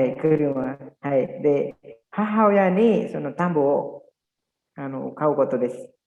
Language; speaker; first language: Japanese; non-native, learner; Indonesian